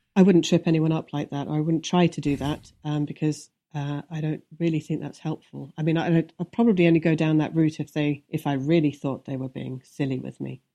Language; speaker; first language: English; native; English